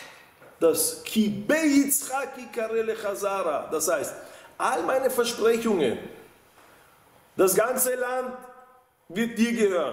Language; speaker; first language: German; non-native, fluent; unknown